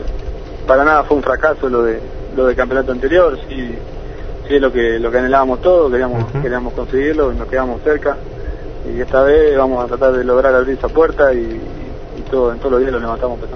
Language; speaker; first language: Spanish; native; Spanish